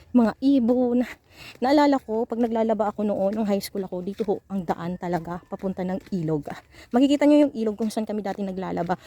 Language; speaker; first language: Filipino; non-native, local second language; Masbatenyo